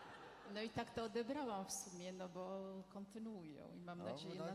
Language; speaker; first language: Polish; non-native, fluent; French